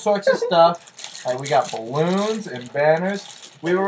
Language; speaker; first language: English; native; English